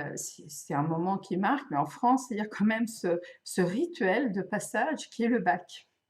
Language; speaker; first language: French; non-native, fluent; Swedish